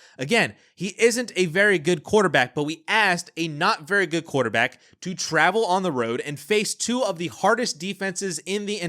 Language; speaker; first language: English; native; English